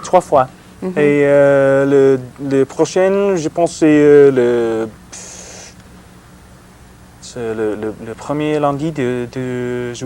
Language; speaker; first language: French; non-native, learner; English